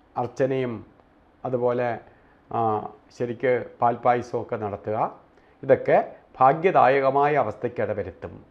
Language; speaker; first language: Malayalam; native; Malayalam